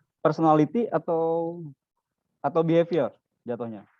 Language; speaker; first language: Indonesian; native; Indonesian